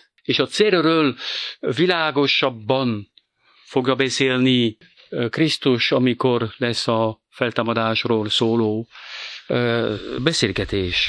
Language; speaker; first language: Hungarian; non-native, fluent; French